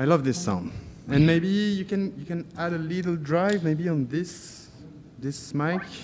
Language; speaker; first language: English; non-native, fluent; French